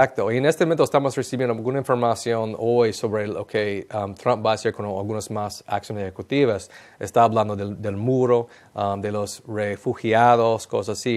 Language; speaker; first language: Spanish; non-native, fluent; English